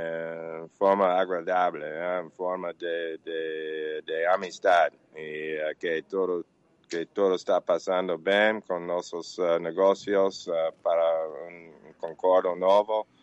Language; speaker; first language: Portuguese; non-native, learner; English